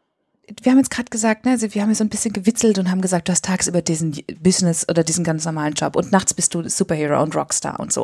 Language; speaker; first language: German; native; German